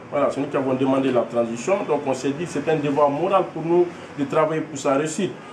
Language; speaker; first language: French; non-native, local second language; Fula